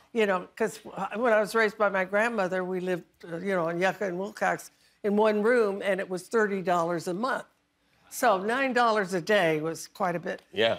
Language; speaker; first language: English; native; English